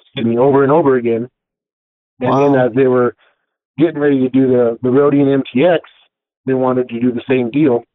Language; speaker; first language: English; native; English